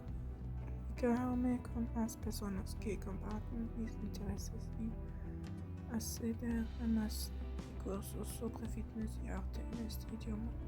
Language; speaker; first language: Spanish; non-native, learner; German